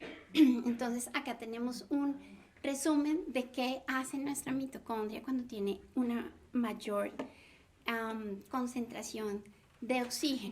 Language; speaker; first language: Spanish; native; Spanish